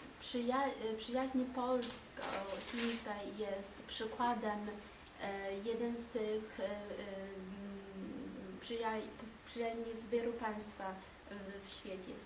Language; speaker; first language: Polish; non-native, learner; Chinese